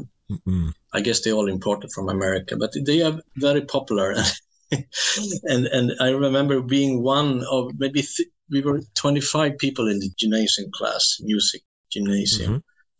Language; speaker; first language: English; non-native, fluent; Swedish